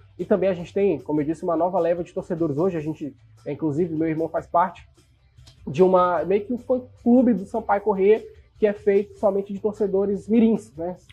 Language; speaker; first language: Portuguese; native; Portuguese